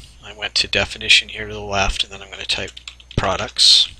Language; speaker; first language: English; native; English